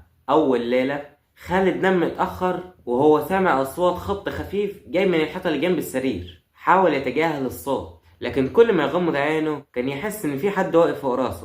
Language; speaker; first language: Arabic; native; Arabic